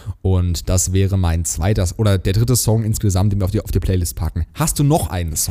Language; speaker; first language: German; native; German